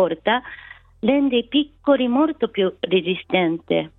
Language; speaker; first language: Italian; non-native, fluent; Japanese